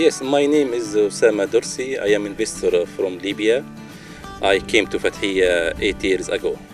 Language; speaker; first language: English; non-native, learner; Arabic